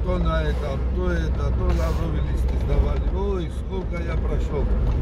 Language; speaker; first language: Russian; non-native, local second language; Georgian